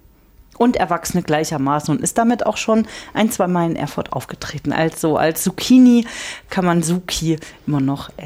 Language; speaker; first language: German; native; German